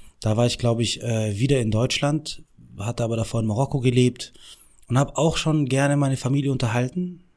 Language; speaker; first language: German; early bilingual, other home language; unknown